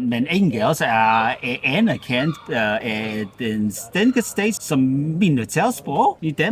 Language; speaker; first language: Danish; non-native, learner; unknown